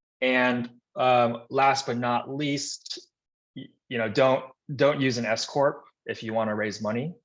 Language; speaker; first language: English; native; English